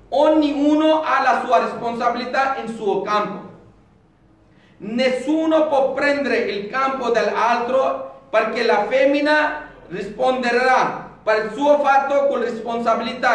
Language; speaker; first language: Italian; non-native, fluent; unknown